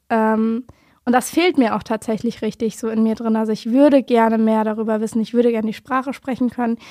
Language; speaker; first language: German; native; German